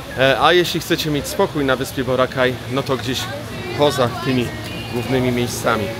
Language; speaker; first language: Polish; native; Polish